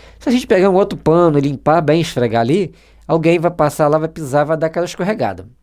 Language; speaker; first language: Portuguese; native; Portuguese